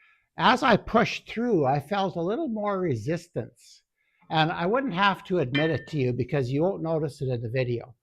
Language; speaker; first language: English; native; English